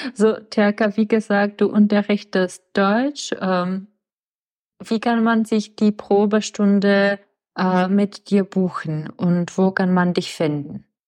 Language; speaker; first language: German; non-native, fluent; Czech